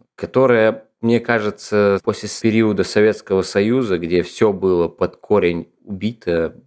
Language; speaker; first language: Russian; non-native, local second language; Ingush